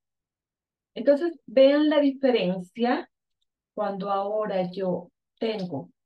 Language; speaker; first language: Spanish; native; Spanish